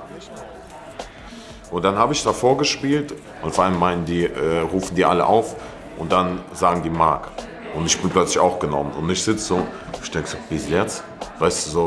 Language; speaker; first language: German; early bilingual, other home language; Russian